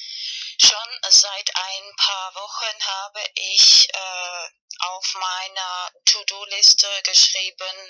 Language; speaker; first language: German; non-native, fluent; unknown